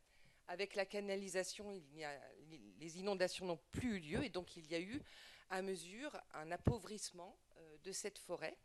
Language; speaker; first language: French; native; French